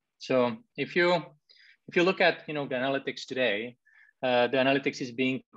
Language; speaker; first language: English; non-native, fluent; Czech